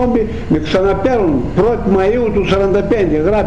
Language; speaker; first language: Greek; native; Greek